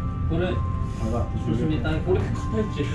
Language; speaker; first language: Japanese; non-native, learner; Indonesian